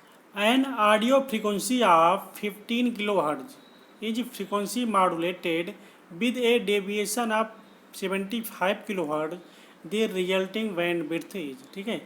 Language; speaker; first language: Hindi; native; Hindi